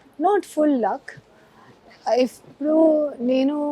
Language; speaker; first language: Telugu; non-native, learner; Hindi